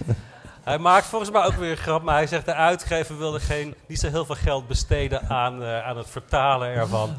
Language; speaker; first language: Dutch; native; Dutch